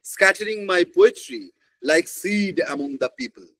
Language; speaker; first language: English; non-native, local second language; Bangla